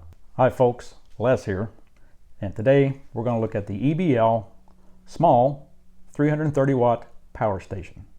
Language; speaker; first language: English; native; English